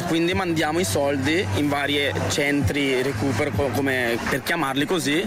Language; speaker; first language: Italian; early bilingual, other home language; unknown